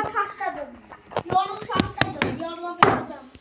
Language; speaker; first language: Turkish; non-native, learner; Azerbaijani